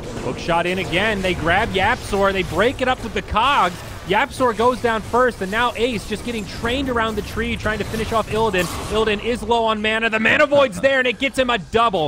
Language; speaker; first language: English; native; English